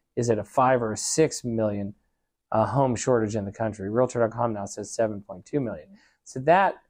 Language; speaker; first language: English; native; English